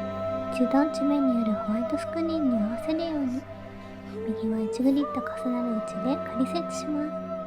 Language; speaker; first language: Japanese; native; Japanese